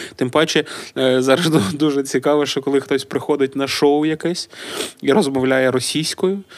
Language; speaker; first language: Ukrainian; native; Ukrainian